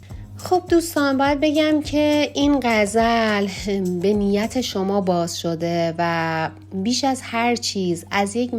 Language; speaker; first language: Persian; native; Persian